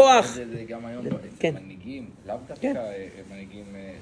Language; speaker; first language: Hebrew; native; Hebrew